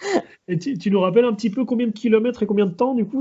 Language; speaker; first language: French; native; French